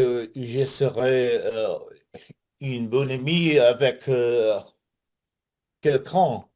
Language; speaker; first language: French; non-native, learner; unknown